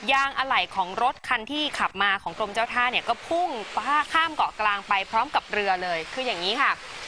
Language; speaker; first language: Thai; native; Thai